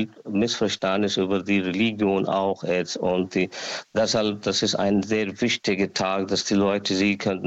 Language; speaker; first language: German; non-native, learner; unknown